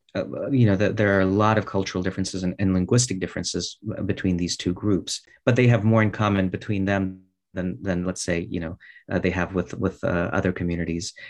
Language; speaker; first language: English; early bilingual, other home language; Russian